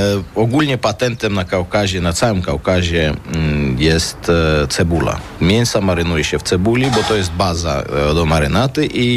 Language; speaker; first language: Polish; non-native, fluent; Armenian